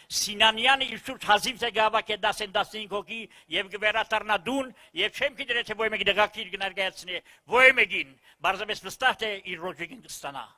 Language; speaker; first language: Armenian; early bilingual, heritage; Armenian